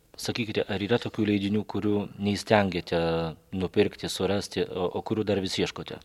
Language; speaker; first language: Lithuanian; native; Lithuanian